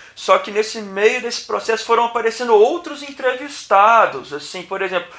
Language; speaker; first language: Portuguese; native; Portuguese